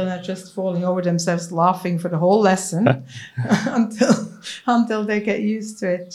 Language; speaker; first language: English; non-native, fluent; Swiss German